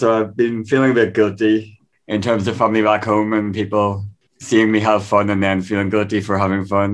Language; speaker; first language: English; native; English